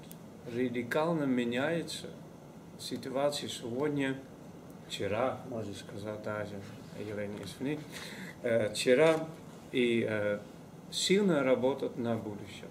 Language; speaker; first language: Russian; non-native, learner; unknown